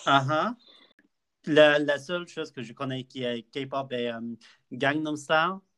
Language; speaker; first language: French; non-native, learner; English